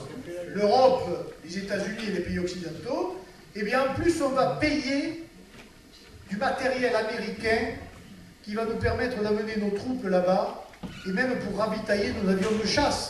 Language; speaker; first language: French; native; French